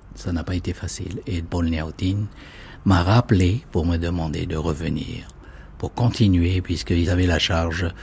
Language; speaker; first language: French; native; French